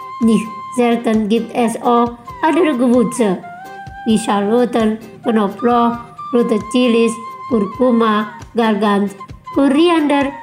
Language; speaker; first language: German; non-native, learner; Indonesian